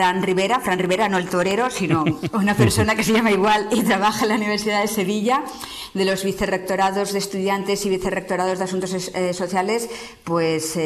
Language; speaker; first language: Spanish; native; Spanish